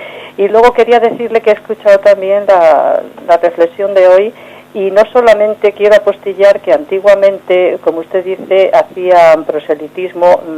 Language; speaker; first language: Spanish; native; Spanish